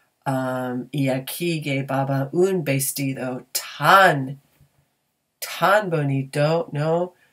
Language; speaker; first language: Spanish; non-native, fluent; English